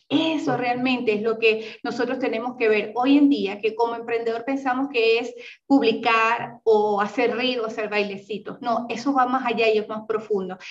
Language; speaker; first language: Spanish; native; Spanish